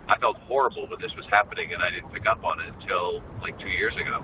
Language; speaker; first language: English; native; English